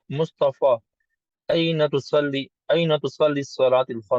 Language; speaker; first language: Arabic; non-native, learner; English